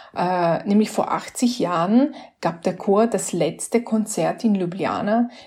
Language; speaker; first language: German; non-native, fluent; Slovenian